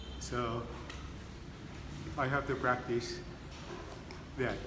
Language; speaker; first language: English; non-native, local second language; Filipino